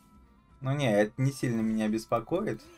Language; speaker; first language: Russian; native; Russian